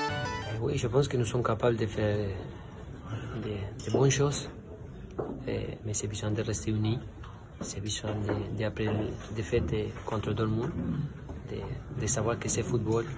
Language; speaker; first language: French; non-native, fluent; Spanish